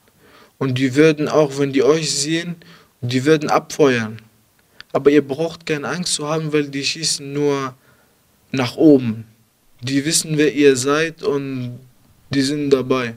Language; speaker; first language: German; early bilingual, other home language; Arabic